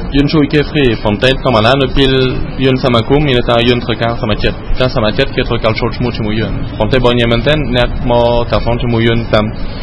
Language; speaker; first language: Khmer; early bilingual, heritage; Khmer